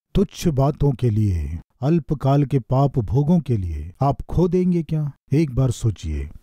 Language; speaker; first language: Hindi; non-native, local second language; Telugu